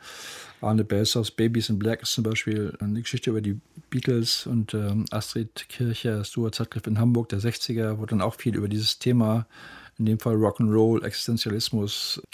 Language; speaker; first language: German; native; German